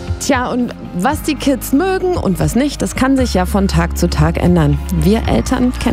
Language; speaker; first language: German; native; German